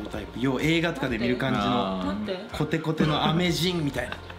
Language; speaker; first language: Japanese; native; Japanese